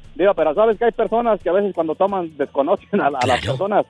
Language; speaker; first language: Spanish; native; Spanish